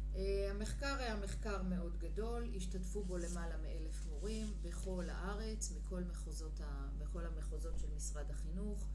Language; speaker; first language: Hebrew; native; Hebrew